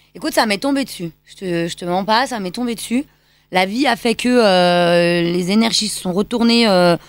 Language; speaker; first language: French; native; French